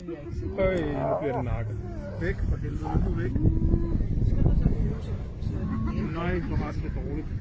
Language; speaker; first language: Danish; native; Danish